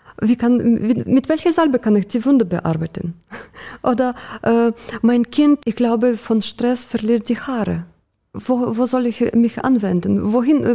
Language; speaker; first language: German; non-native, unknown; Russian